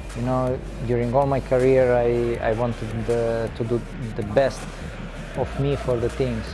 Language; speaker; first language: English; non-native, fluent; Serbian